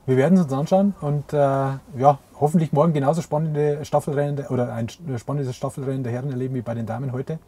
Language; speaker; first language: German; native; German